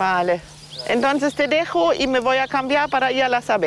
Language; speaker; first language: Spanish; non-native, fluent; German